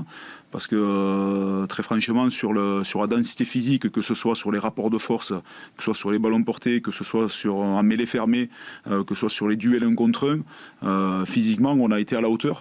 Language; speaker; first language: French; native; French